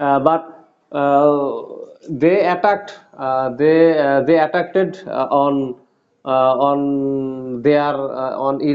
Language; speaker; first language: English; non-native, learner; Bangla